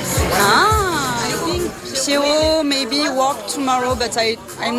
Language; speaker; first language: English; non-native, learner; French